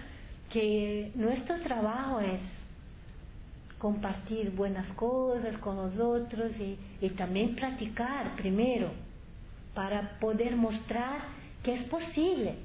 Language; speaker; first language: Spanish; non-native, fluent; Portuguese